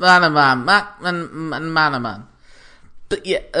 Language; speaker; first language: English; native; English